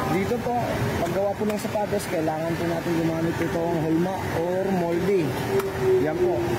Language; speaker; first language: Filipino; native; Filipino